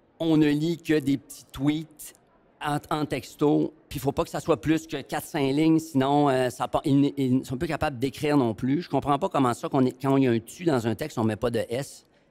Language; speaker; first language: French; native; French